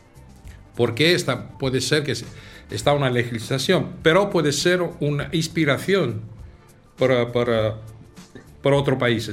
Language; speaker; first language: Spanish; non-native, fluent; Italian